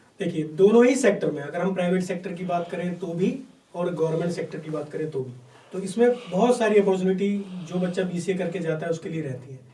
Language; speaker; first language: Hindi; native; Hindi